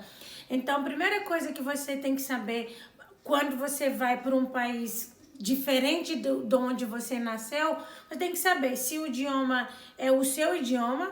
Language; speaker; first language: Portuguese; non-native, local second language; Kabuverdianu